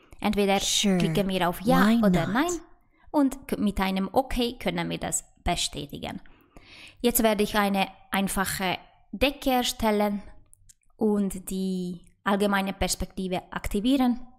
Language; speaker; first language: German; non-native, fluent; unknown